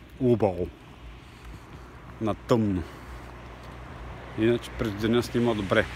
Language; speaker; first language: Bulgarian; native; Bulgarian